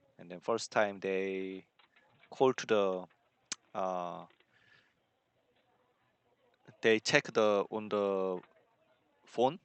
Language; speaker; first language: English; non-native, learner; Korean